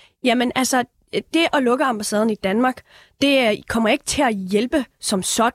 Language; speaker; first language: Danish; early bilingual, other home language; Persian